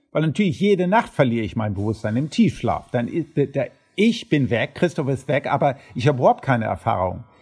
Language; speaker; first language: German; early bilingual, heritage; German